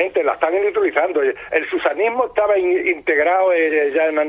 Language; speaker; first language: Spanish; native; Spanish